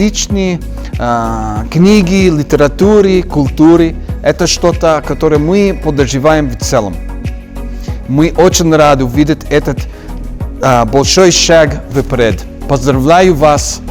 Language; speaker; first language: Russian; non-native, fluent; English